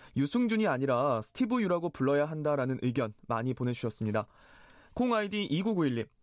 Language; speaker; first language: Korean; native; Korean